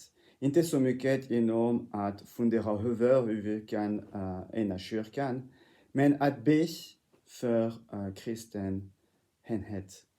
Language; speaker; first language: Swedish; non-native, fluent; French